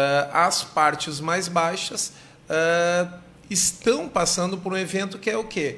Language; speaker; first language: Portuguese; native; Portuguese